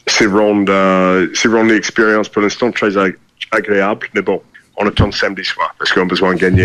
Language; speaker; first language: French; non-native, fluent; English